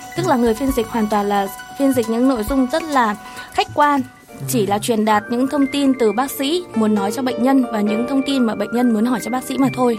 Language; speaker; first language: Vietnamese; native; Vietnamese